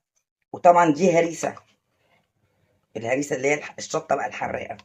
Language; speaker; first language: Arabic; native; Arabic